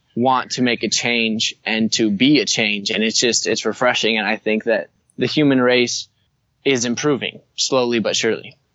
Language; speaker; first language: English; native; English